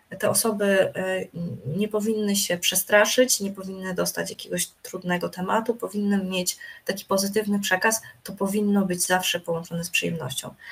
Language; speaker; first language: Polish; native; Polish